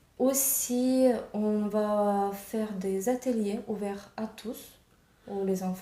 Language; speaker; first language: French; non-native, fluent; Ukrainian